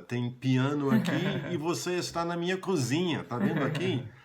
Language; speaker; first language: Portuguese; non-native, fluent; English